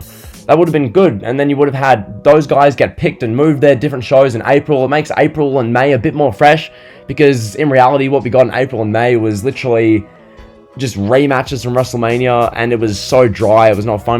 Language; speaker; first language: English; native; English